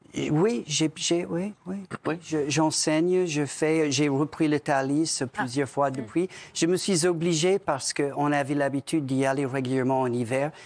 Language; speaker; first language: French; non-native, fluent; English